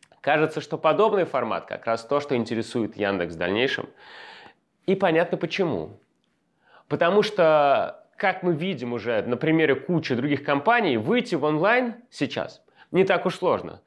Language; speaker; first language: Russian; native; Russian